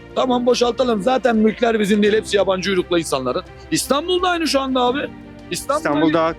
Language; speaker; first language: Turkish; native; Turkish